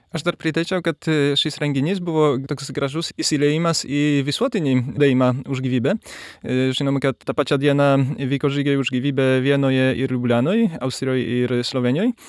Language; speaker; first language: Lithuanian; native; Lithuanian